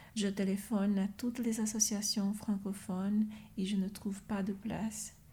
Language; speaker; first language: French; non-native, fluent; Portuguese